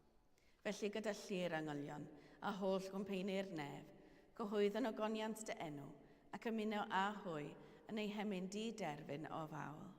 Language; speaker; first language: Welsh; native; Welsh